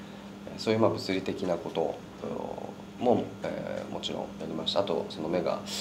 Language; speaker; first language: Japanese; native; Japanese